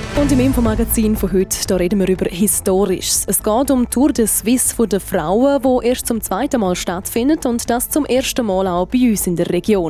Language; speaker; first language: German; native; German